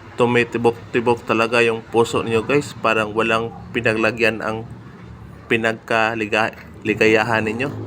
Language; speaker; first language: Filipino; non-native, local second language; Cebuano